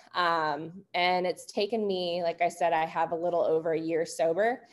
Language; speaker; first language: English; native; English